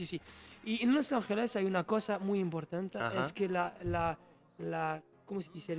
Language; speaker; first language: Spanish; non-native, learner; French